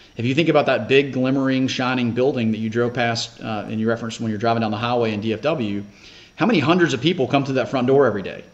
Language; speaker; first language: English; native; English